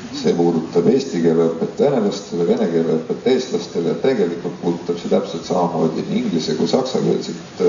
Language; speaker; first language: Estonian; non-native, local second language; Russian